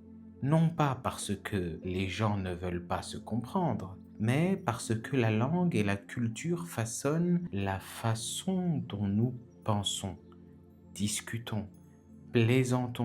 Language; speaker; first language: French; native; French